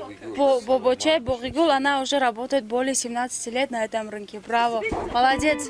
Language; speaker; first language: Russian; non-native, local second language; Tajik